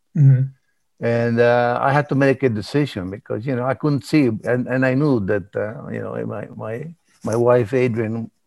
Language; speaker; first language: English; early bilingual, other home language; Spanish